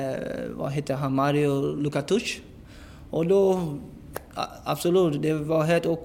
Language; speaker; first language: Swedish; non-native, fluent; English